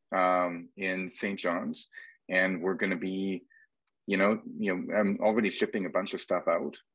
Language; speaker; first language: English; native; English